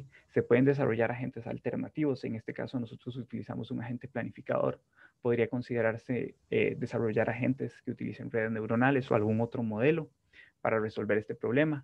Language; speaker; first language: Spanish; native; Spanish